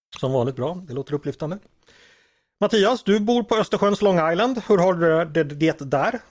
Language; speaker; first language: Swedish; native; Swedish